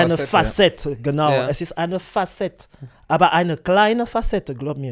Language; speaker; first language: German; non-native, learner; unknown